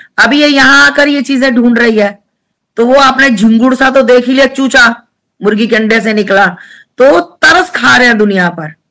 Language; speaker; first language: Hindi; native; Hindi